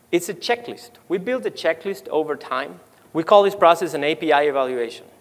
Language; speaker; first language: English; non-native, fluent; Spanish